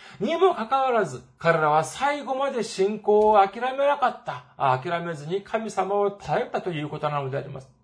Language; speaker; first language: Japanese; non-native, fluent; Korean